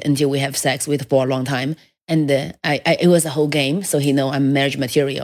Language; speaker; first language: English; non-native, fluent; Chinese